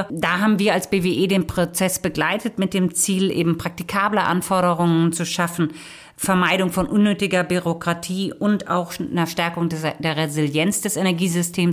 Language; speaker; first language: German; native; German